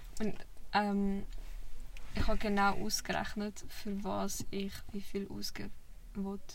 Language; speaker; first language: German; early bilingual, other home language; Vietnamese